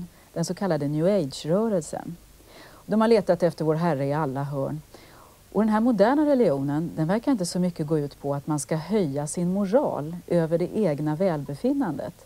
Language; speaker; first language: Swedish; native; Swedish